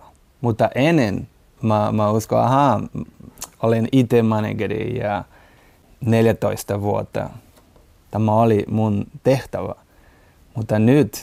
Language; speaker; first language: Finnish; non-native, learner; Portuguese